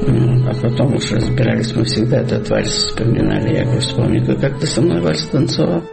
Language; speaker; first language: Russian; native; Russian